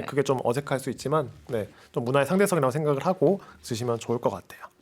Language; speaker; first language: Korean; native; Korean